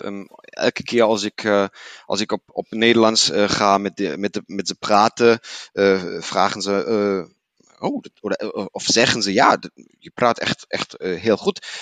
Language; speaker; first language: Dutch; non-native, learner; German